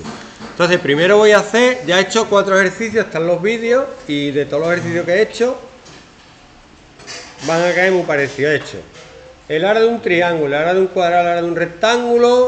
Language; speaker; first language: Spanish; native; Spanish